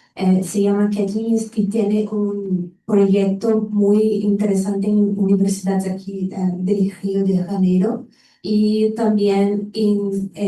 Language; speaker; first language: Spanish; non-native, fluent; Portuguese